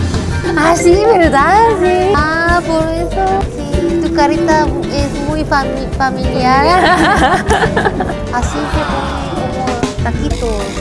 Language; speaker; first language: Spanish; non-native, learner; Korean